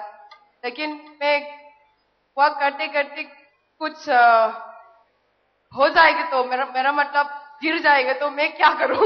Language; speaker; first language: Hindi; non-native, local second language; Manipuri